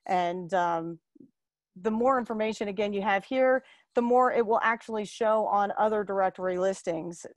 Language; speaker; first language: English; native; English